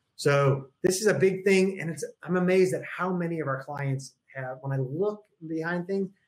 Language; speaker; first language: English; native; English